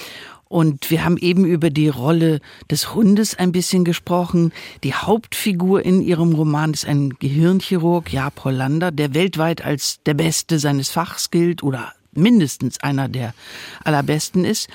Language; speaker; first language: German; native; German